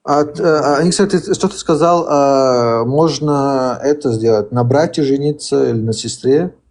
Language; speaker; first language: Russian; early bilingual, heritage; Chechen